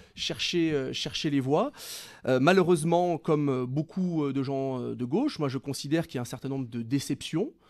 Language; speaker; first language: French; native; French